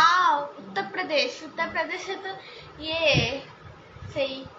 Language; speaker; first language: Hindi; non-native, local second language; Bangla